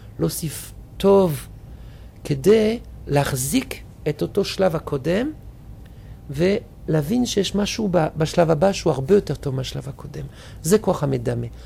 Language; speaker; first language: Hebrew; non-native, fluent; French